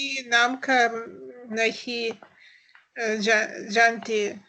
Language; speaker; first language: Hindi; non-native, learner; Russian